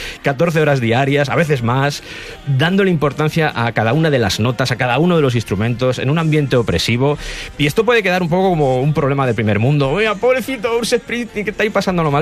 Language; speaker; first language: Spanish; native; Spanish